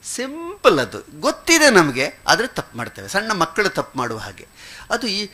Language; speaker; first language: Kannada; non-native, local second language; Malayalam